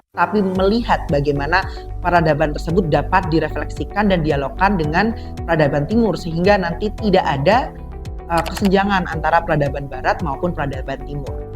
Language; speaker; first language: Indonesian; native; Indonesian